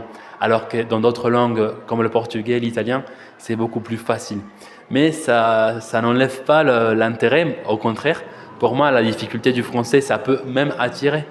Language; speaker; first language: French; non-native, fluent; Spanish